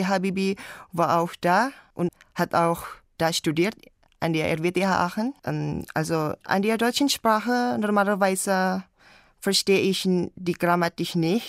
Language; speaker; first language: German; non-native, learner; Indonesian